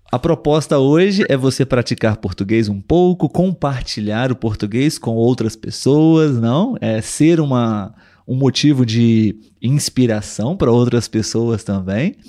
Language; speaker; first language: Portuguese; native; Portuguese